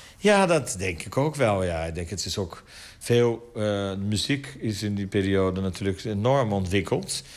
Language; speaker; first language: Dutch; non-native, fluent; Portuguese